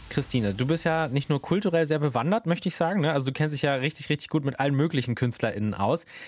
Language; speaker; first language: German; native; German